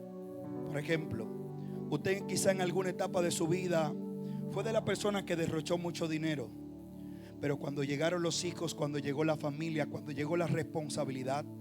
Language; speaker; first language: Spanish; native; Spanish